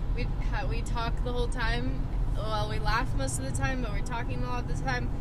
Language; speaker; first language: English; native; English